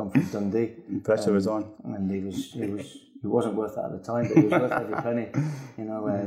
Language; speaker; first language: English; native; English